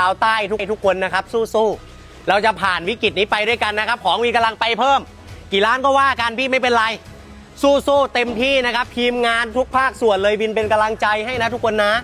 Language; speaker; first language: Thai; native; Thai